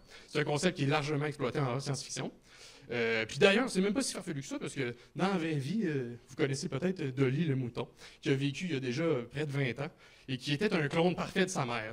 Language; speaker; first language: French; native; French